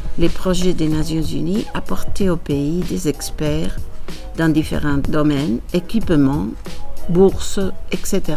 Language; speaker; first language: French; non-native, fluent; Spanish